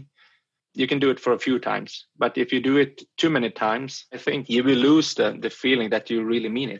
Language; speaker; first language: English; non-native, fluent; Swedish